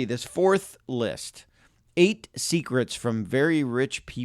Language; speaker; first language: English; native; English